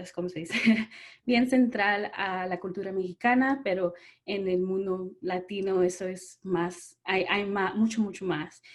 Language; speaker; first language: Spanish; early bilingual, other home language; English